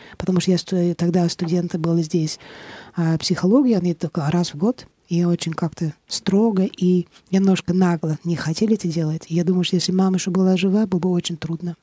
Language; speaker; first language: Russian; non-native, fluent; Dutch